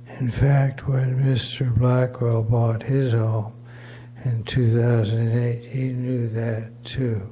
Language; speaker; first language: English; native; English